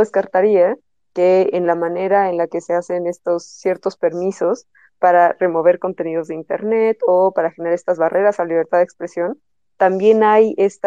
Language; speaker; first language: Spanish; native; Spanish